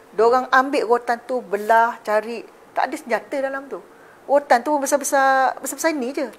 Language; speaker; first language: Malay; native; Malay